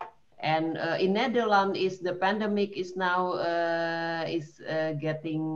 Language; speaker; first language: English; non-native, fluent; Indonesian